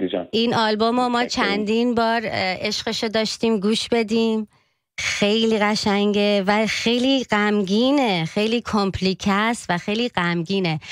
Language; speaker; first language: Persian; early bilingual, heritage; Persian